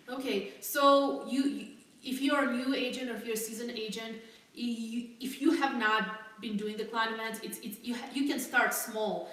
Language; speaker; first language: English; non-native, fluent; Russian